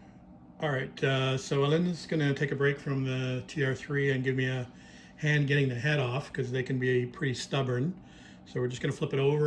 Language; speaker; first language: English; native; English